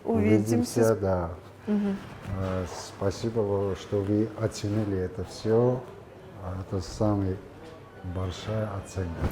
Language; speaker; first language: Russian; non-native, local second language; Armenian